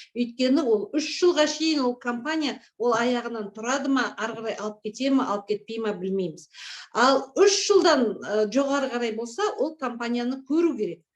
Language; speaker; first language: Kazakh; native; Kazakh